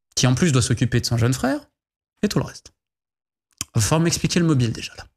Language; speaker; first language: French; native; French